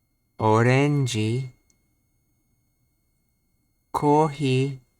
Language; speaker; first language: Japanese; non-native, learner; English